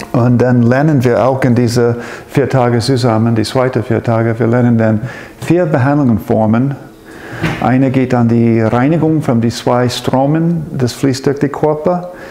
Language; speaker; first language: German; non-native, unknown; English